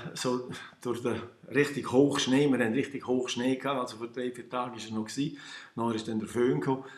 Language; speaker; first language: German; native; German